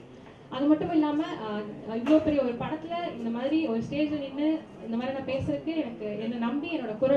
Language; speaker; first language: Tamil; native; Tamil